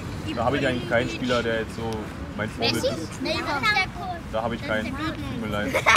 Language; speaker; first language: German; native; German